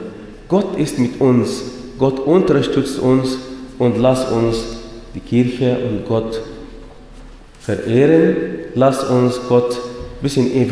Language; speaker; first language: German; non-native, fluent; Arabic